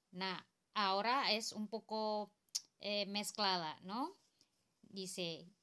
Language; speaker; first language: Spanish; non-native, learner; Indonesian